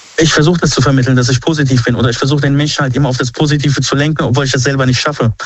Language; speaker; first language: German; early bilingual, other home language; Arabic